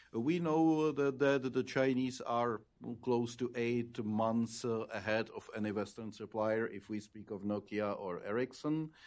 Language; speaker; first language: English; non-native, fluent; Czech